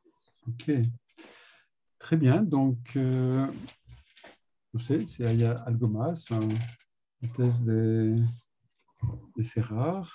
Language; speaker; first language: Spanish; non-native, learner; French